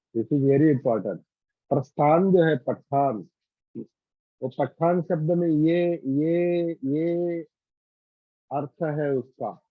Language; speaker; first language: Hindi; non-native, local second language; Marathi